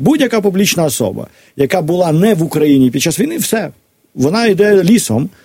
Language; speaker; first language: Ukrainian; non-native, local second language; Russian